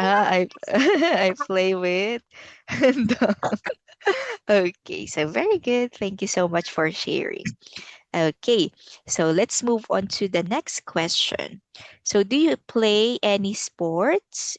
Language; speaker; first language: English; non-native, local second language; Filipino